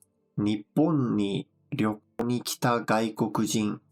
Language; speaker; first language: Japanese; non-native, fluent; English